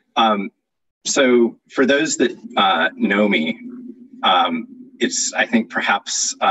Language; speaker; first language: English; native; English